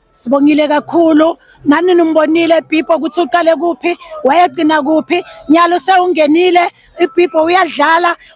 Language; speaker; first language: Zulu; non-native, local second language; Swati